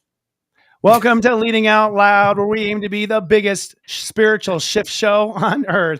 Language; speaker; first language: English; native; English